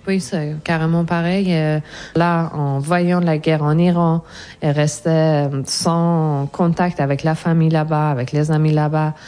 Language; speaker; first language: French; non-native, fluent; Persian